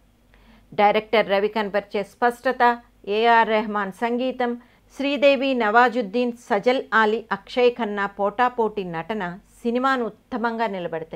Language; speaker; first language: Telugu; native; Telugu